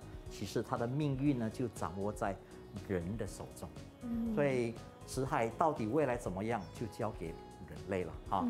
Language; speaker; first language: Chinese; native; Chinese